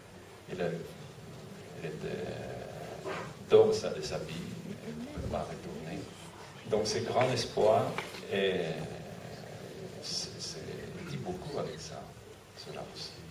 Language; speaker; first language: French; non-native, fluent; Russian